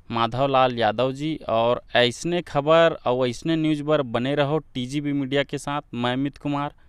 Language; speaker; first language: Hindi; native; Hindi